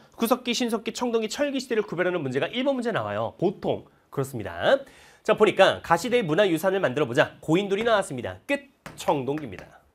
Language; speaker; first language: Korean; native; Korean